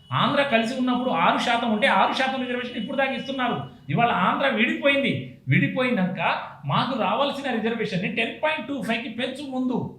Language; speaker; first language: Telugu; non-native, local second language; Lambadi